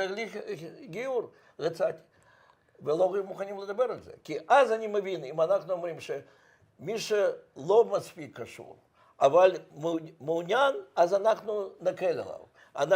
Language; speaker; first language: Hebrew; non-native, fluent; Russian